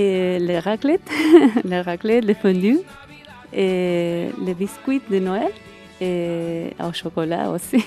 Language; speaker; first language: French; non-native, learner; Spanish